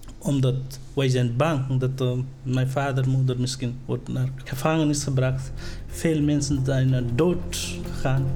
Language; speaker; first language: Dutch; non-native, learner; Nepali